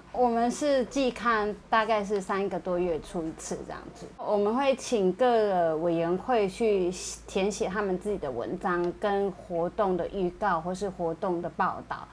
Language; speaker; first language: Chinese; non-native, fluent; Thai